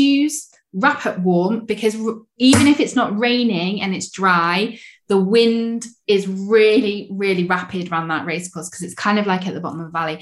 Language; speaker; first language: English; native; English